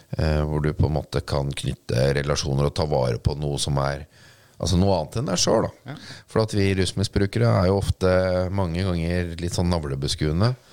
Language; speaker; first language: Norwegian; native; Norwegian